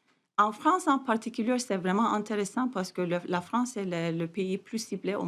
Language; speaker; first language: French; non-native, fluent; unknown